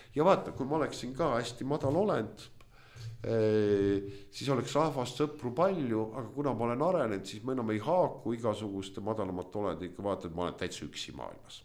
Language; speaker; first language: Estonian; non-native, local second language; Russian